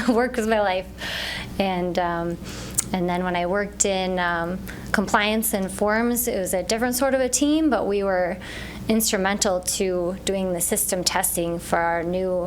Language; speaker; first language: English; native; English